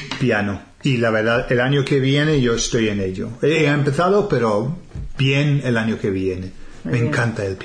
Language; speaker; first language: Spanish; non-native, fluent; English